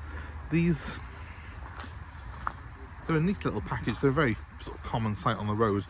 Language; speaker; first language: English; native; English